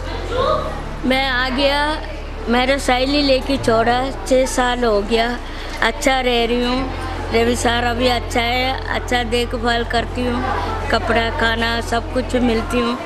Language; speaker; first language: Hindi; non-native, local second language; Malayalam